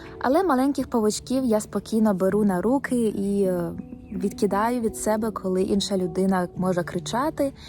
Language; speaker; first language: Ukrainian; native; Ukrainian